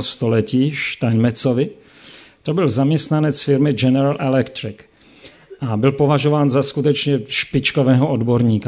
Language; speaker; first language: Czech; native; Czech